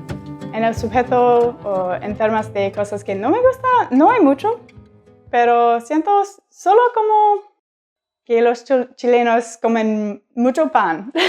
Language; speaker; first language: Spanish; non-native, learner; English